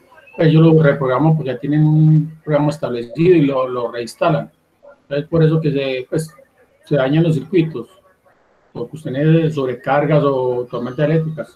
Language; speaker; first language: Spanish; native; Spanish